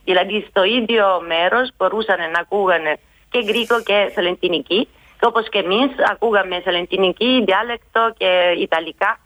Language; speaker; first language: Greek; non-native, fluent; Italian